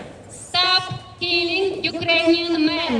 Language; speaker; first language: English; non-native, fluent; Ukrainian